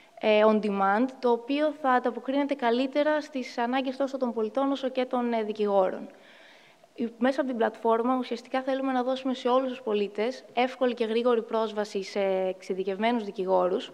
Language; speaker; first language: Greek; native; Greek